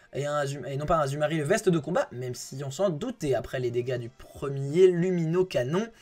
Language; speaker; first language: French; native; French